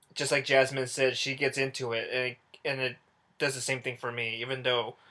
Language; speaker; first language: English; native; English